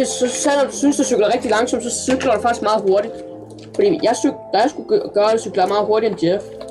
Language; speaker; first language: Danish; native; Danish